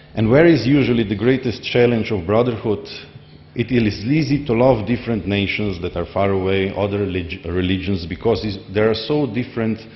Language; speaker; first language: English; non-native, fluent; Slovenian